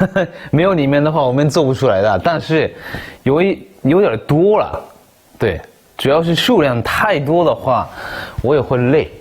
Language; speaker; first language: Chinese; non-native, fluent; Japanese